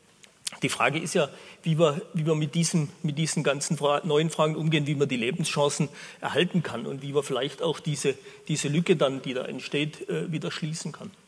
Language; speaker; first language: German; native; German